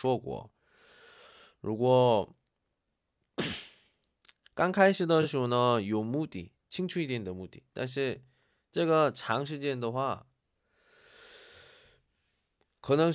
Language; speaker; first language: Chinese; non-native, learner; Korean